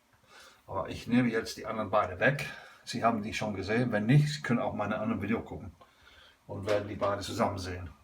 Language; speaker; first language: German; non-native, learner; English